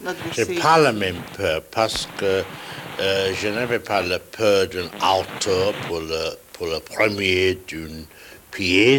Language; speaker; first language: French; non-native, learner; English